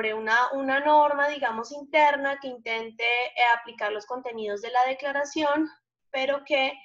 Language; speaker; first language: Spanish; native; Spanish